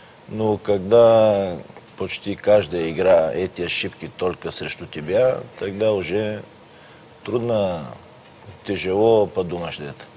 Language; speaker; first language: Russian; non-native, learner; Bulgarian